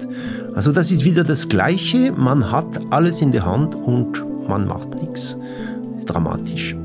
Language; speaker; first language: German; non-native, local second language; French